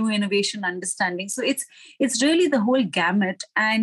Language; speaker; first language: English; non-native, local second language; Hindi